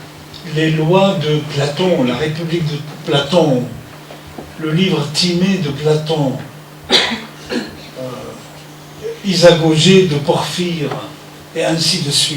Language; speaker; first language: French; non-native, fluent; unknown